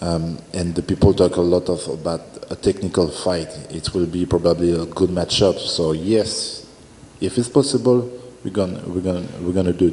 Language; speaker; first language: English; non-native, learner; French